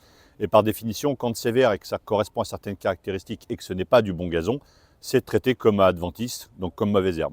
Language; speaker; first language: French; native; French